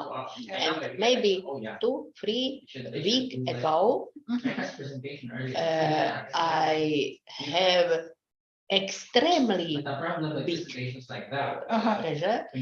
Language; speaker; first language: English; non-native, learner; Slovak